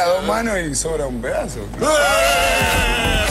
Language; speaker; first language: Spanish; native; Spanish